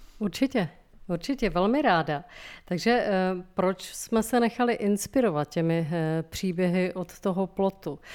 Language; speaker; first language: Czech; native; Czech